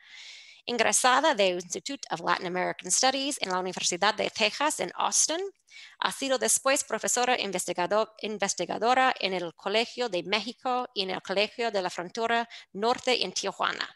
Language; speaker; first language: Spanish; non-native, fluent; English